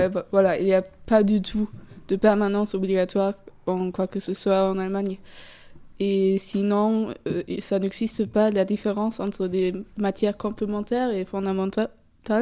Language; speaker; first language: French; non-native, fluent; German